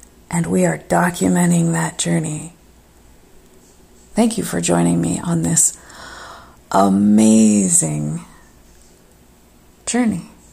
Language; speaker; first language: English; native; English